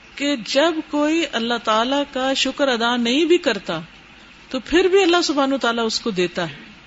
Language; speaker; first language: Urdu; native; Urdu